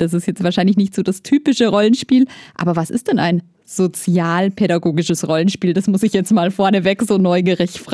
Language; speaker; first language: German; native; German